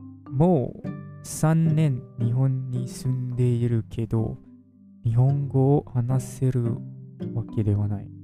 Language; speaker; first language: Japanese; non-native, fluent; English